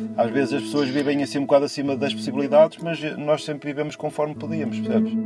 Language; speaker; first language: Portuguese; native; Portuguese